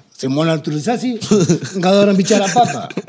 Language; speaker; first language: Indonesian; non-native, fluent; Spanish